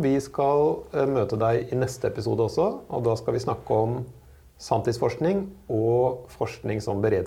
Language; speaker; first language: Norwegian; native; Norwegian